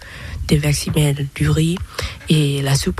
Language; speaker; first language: French; non-native, learner; Thai